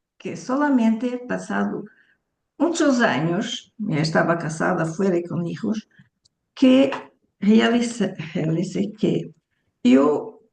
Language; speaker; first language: Spanish; early bilingual, heritage; Portuguese